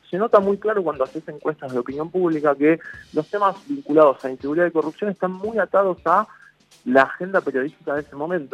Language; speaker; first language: Spanish; native; Spanish